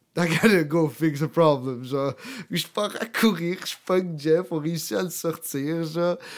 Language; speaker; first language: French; native; French